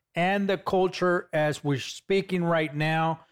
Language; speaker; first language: English; native; English